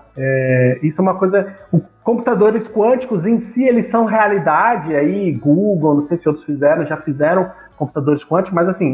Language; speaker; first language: Portuguese; native; Portuguese